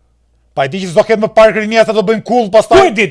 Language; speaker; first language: Albanian; native; Albanian